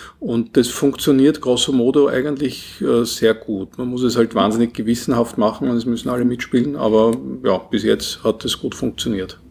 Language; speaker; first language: German; native; German